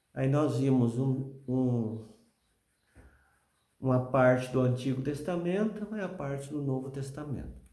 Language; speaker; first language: Portuguese; native; Portuguese